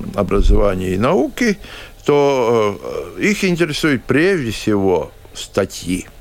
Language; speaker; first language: Russian; non-native, local second language; Latvian